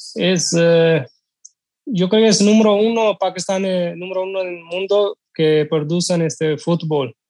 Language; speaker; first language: Spanish; non-native, learner; Urdu